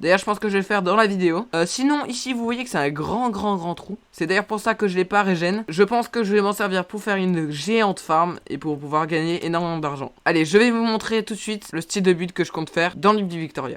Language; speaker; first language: French; native; French